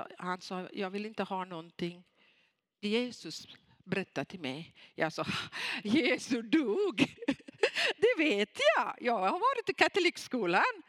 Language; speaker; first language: Swedish; non-native, fluent; Tamil